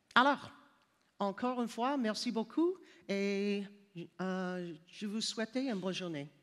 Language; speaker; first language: French; non-native, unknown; English